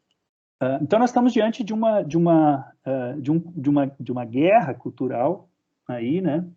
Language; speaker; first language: Portuguese; native; Portuguese